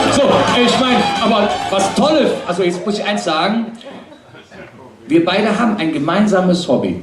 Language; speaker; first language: German; native; German